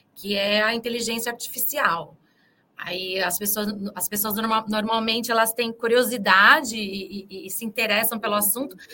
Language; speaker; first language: Portuguese; native; Portuguese